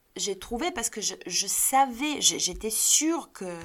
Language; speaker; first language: French; non-native, fluent; Bulgarian